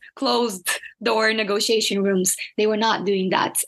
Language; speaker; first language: English; non-native, fluent; Portuguese